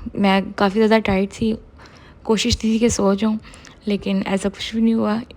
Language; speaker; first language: Urdu; native; Urdu